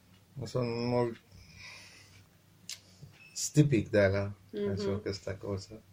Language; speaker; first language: Catalan; non-native, fluent; Arabic